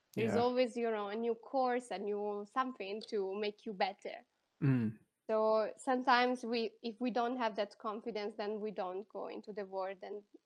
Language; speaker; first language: English; non-native, fluent; Italian